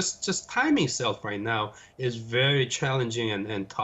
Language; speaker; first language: English; non-native, fluent; Korean